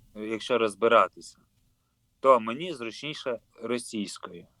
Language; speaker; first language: Russian; non-native, local second language; Ukrainian